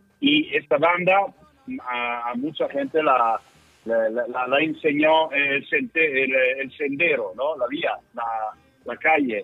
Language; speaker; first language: Spanish; non-native, learner; Italian